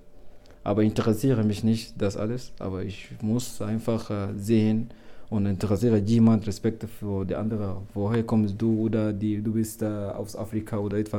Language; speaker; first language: German; non-native, learner; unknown